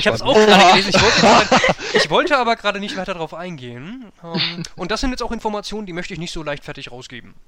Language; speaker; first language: German; native; German